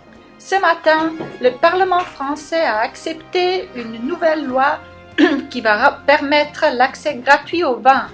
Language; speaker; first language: French; non-native, learner; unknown